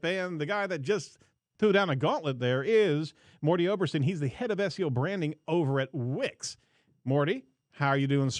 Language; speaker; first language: English; native; English